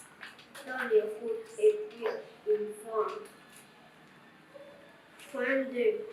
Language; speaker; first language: French; non-native, learner; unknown